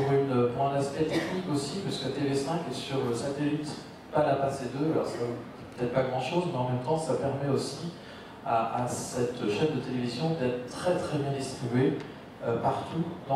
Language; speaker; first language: French; native; French